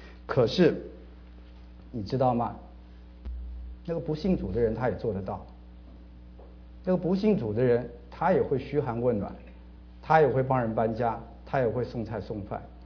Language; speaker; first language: Chinese; native; Chinese